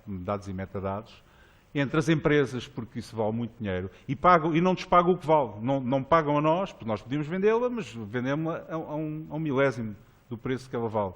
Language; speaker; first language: Portuguese; native; Portuguese